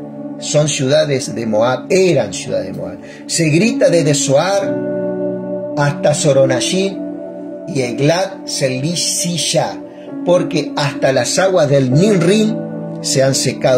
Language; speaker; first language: Spanish; native; Spanish